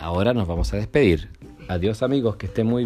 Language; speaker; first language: Spanish; native; Spanish